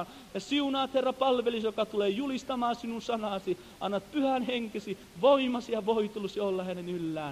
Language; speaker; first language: Finnish; native; Finnish